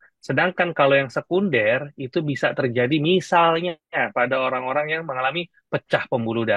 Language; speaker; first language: Indonesian; native; Indonesian